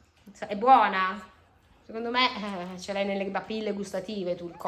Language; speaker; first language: Italian; native; Italian